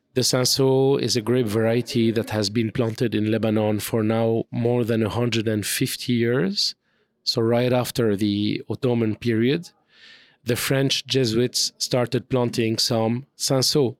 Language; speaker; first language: English; non-native, fluent; French